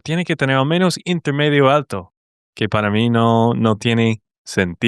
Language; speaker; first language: Spanish; non-native, fluent; English